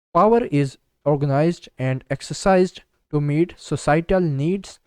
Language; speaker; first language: English; non-native, local second language; Urdu